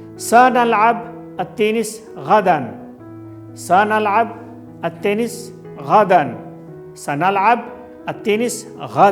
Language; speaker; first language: Arabic; non-native, fluent; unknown